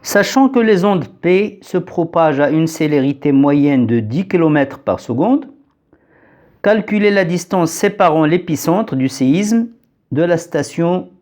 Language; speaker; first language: French; non-native, local second language; Arabic